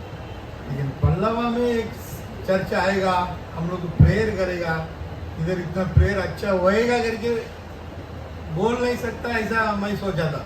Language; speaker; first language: Hindi; non-native, local second language; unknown